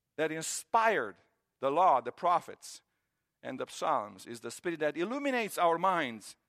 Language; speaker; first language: English; non-native, fluent; Romanian